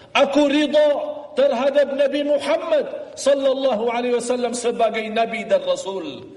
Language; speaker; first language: Malay; non-native, fluent; Arabic